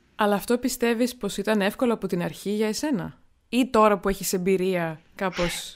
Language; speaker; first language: Greek; native; Greek